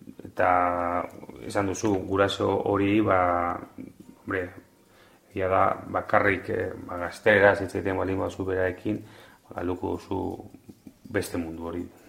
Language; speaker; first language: Basque; non-native, local second language; Spanish